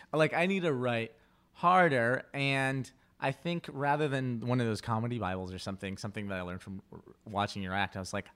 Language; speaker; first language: English; early bilingual, other home language; Spanish